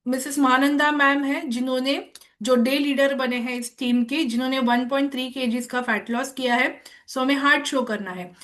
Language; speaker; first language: Hindi; non-native, local second language; Marathi